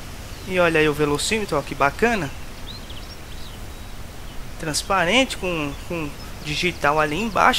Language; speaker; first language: Portuguese; native; Portuguese